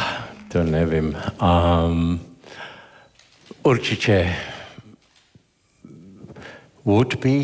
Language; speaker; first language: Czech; non-native, learner; English